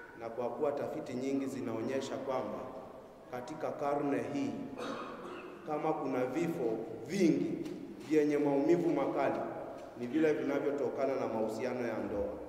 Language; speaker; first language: Swahili; non-native, local second language; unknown